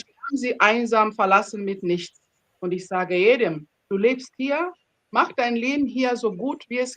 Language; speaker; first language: German; non-native, fluent; Ganda